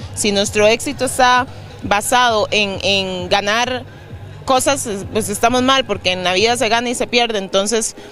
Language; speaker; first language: Spanish; native; Spanish